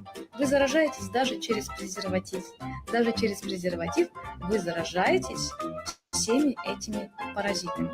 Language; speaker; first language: Russian; native; Russian